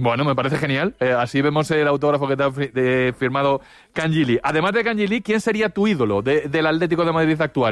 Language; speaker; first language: Spanish; native; Spanish